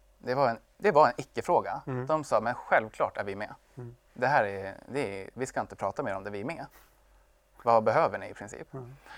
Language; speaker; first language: Swedish; native; Swedish